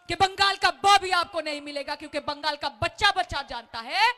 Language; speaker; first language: Hindi; non-native, local second language; Bangla